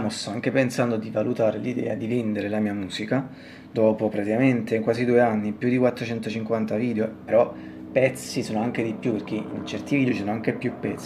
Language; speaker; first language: Italian; native; Italian